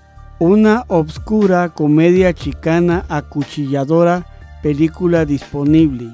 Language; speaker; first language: Spanish; early bilingual, heritage; Spanish